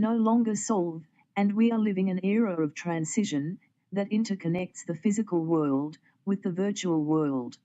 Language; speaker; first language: English; non-native, fluent; Portuguese